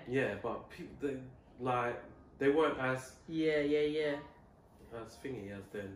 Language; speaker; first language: English; native; English